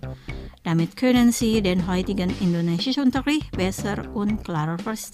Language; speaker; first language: German; non-native, fluent; Indonesian